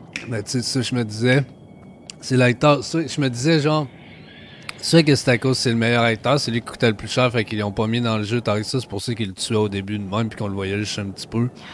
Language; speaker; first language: French; native; French